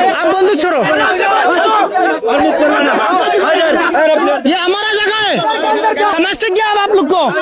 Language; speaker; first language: Hindi; non-native, learner; Bangla